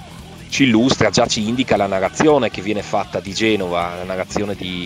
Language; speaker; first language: Italian; native; Italian